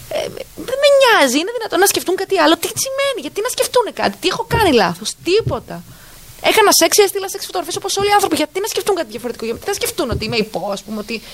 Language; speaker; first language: Greek; early bilingual, heritage; Greek